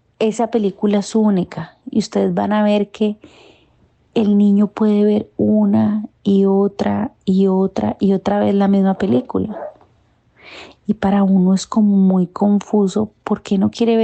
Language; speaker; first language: Spanish; native; Spanish